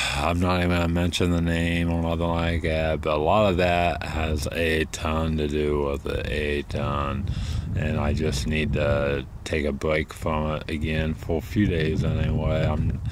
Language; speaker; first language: English; native; English